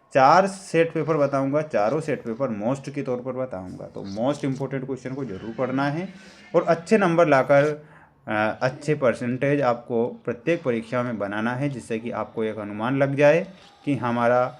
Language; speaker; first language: Hindi; native; Hindi